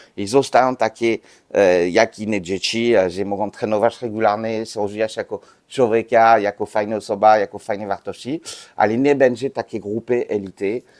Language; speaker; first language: Polish; non-native, learner; French